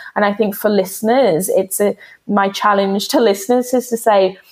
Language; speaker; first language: English; native; English